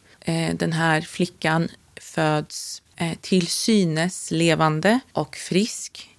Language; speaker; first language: Swedish; native; Swedish